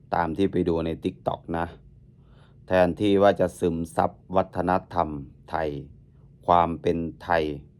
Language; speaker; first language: Thai; native; Thai